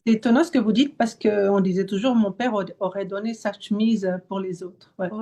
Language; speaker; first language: French; native; French